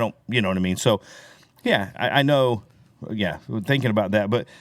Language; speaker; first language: English; native; English